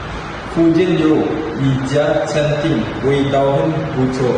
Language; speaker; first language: Chinese; non-native, learner; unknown